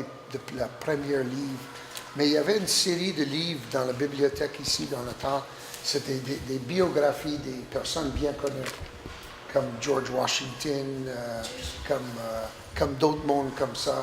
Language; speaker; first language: French; non-native, local second language; English